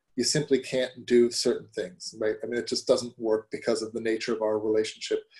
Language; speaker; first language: English; early bilingual, other home language; German